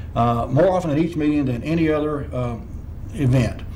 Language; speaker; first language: English; native; English